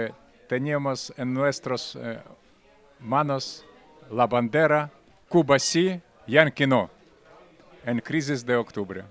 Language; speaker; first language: Spanish; non-native, fluent; Russian